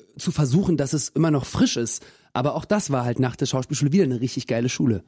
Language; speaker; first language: German; early bilingual, other home language; Russian